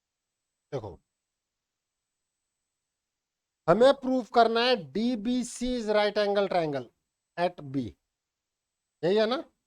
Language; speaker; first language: Hindi; native; Hindi